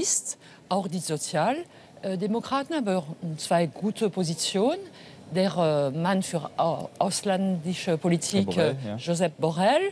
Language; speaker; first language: German; non-native, fluent; French